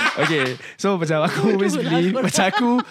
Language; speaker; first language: Chinese; non-native, learner; Malay